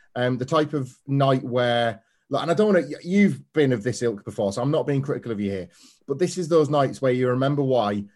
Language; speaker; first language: English; native; English